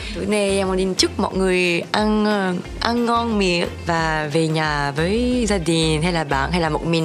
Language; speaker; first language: Vietnamese; early bilingual, heritage; French